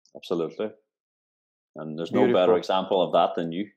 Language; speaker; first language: English; native; English